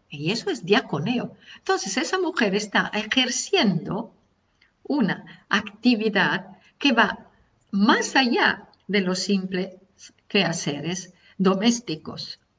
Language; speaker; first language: Spanish; non-native, fluent; Italian